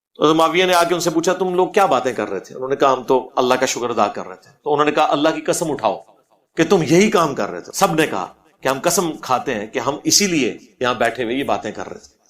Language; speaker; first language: Urdu; non-native, local second language; Punjabi